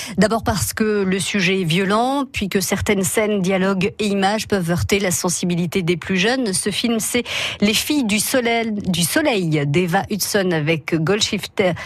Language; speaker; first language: French; native; French